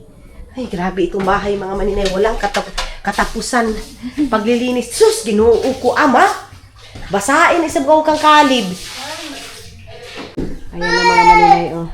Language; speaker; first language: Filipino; non-native, local second language; Cebuano